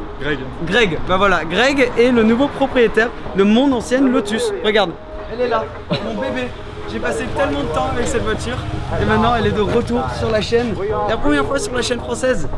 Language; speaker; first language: French; native; French